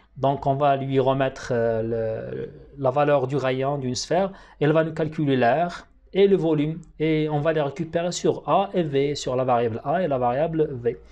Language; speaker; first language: French; non-native, local second language; Arabic